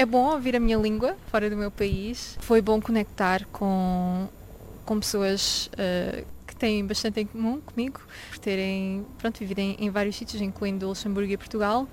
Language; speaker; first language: Portuguese; early bilingual, heritage; Portuguese